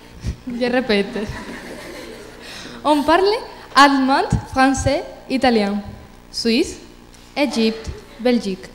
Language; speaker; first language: French; non-native, learner; Spanish